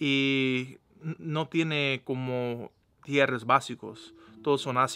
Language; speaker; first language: Spanish; non-native, learner; English